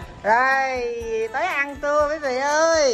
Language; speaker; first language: Vietnamese; native; Vietnamese